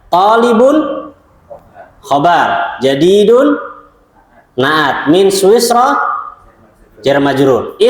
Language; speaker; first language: Arabic; non-native, fluent; Indonesian